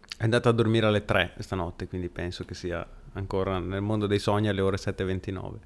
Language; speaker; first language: Italian; native; Italian